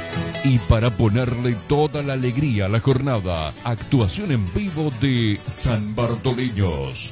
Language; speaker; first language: Spanish; native; Spanish